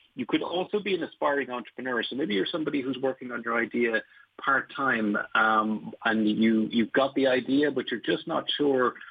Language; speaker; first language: English; native; English